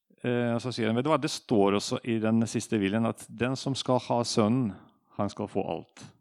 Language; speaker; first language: Norwegian; non-native, fluent; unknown